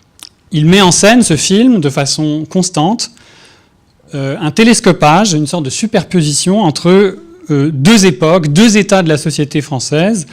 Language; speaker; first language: French; native; French